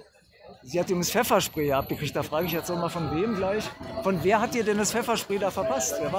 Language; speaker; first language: German; native; German